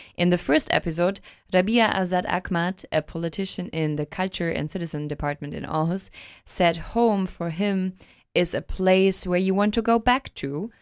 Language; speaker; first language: English; non-native, fluent; German